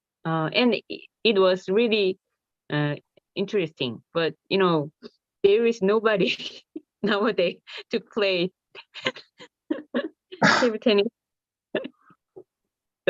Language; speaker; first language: English; non-native, learner; Korean